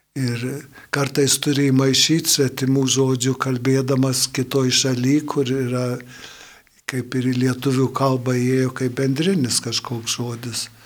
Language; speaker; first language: Lithuanian; early bilingual, heritage; Lithuanian